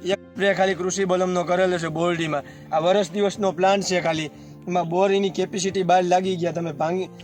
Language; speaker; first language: Gujarati; native; Gujarati